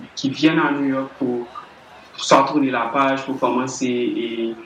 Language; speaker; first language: French; native; French